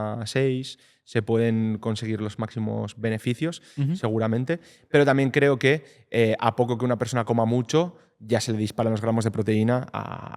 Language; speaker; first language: Spanish; native; Spanish